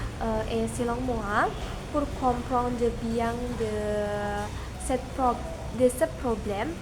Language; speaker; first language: French; non-native, learner; Indonesian